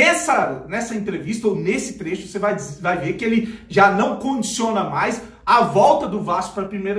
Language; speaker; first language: Portuguese; native; Portuguese